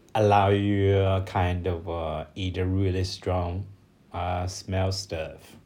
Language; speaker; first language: English; non-native, learner; Chinese